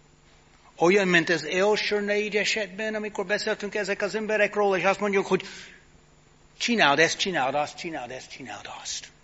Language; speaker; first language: Hungarian; non-native, fluent; English